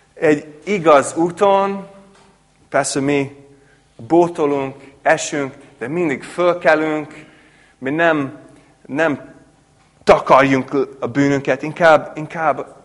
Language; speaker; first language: Hungarian; non-native, fluent; English